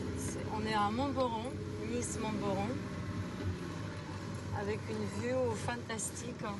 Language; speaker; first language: French; non-native, fluent; Russian